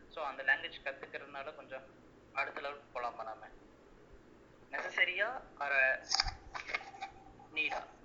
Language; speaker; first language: Tamil; native; Tamil